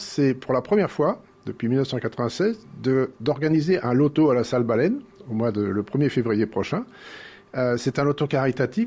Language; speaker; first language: French; native; French